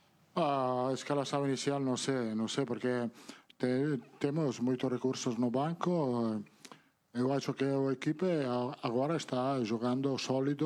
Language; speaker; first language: Portuguese; non-native, fluent; Italian